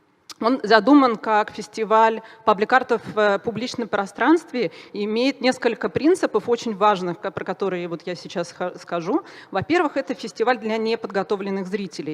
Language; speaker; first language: Russian; native; Russian